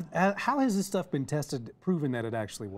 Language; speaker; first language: English; native; English